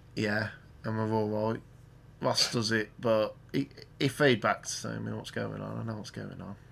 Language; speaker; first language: English; native; English